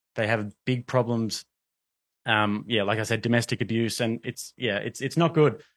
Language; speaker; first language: English; native; English